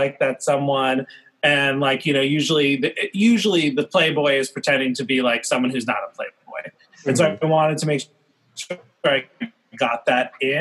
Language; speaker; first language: English; native; English